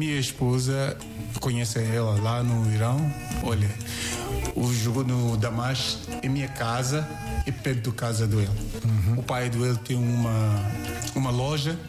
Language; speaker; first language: Portuguese; non-native, learner; Yoruba